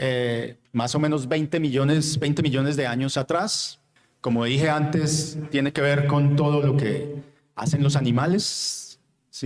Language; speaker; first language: Spanish; native; Spanish